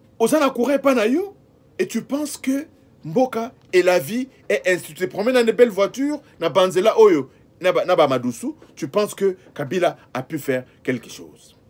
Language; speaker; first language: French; non-native, local second language; Lingala